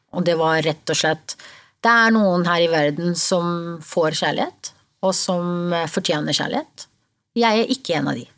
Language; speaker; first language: Norwegian; early bilingual, other home language; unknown